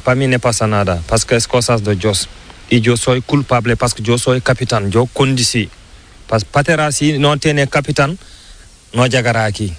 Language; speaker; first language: Spanish; non-native, learner; Fula